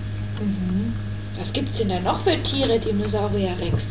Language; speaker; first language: German; native; German